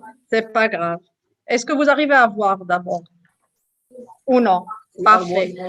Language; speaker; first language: French; non-native, local second language; Arabic